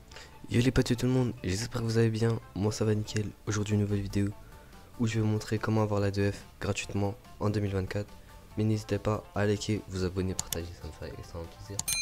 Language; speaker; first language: French; native; French